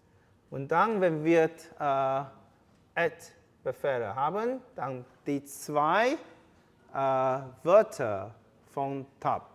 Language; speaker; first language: German; non-native, fluent; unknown